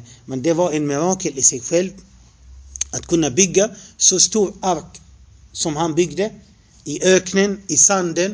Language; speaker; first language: Swedish; non-native, fluent; Arabic